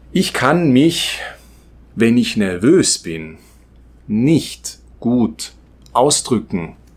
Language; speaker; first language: German; non-native, fluent; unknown